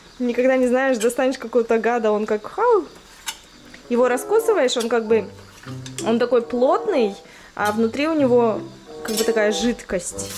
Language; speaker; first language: Russian; native; Russian